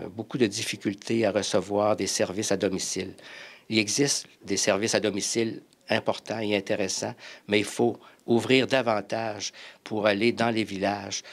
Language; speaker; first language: French; native; French